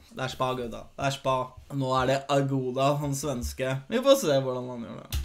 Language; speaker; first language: Norwegian; early bilingual, other home language; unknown